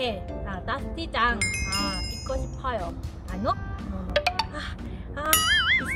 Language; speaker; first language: Korean; non-native, learner; Vietnamese